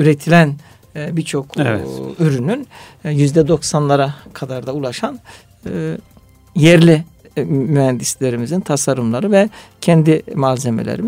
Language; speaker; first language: Turkish; native; Turkish